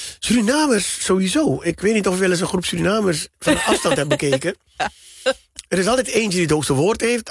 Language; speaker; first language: Dutch; native; Dutch